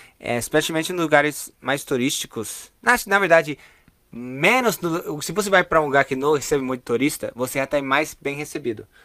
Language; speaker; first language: Portuguese; non-native, fluent; English